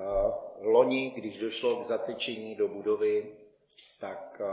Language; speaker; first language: Czech; native; Czech